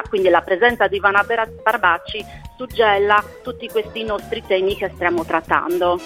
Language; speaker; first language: Italian; native; Italian